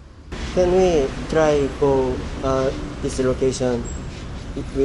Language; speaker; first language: English; non-native, learner; Korean